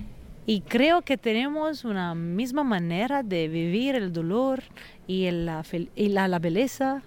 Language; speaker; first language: Spanish; non-native, fluent; Italian